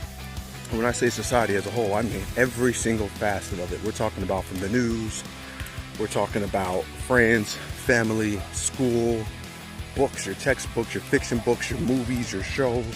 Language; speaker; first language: English; native; English